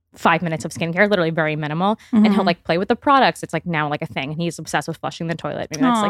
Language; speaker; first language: English; native; English